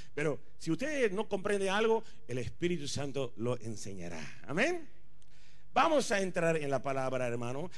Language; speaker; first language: Spanish; non-native, fluent; Punjabi